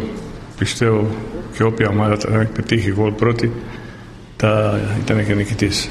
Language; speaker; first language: Greek; non-native, fluent; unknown